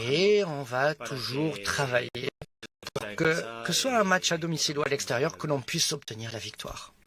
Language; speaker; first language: French; non-native, fluent; Spanish